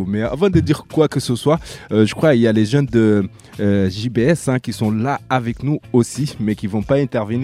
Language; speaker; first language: French; native; French